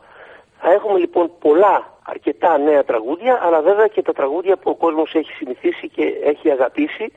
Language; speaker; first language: Greek; native; Greek